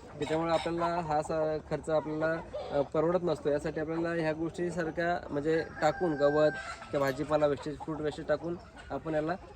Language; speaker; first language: Marathi; native; Marathi